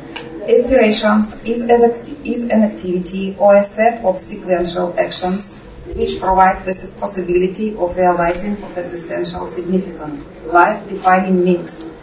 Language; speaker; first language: English; non-native, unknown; Russian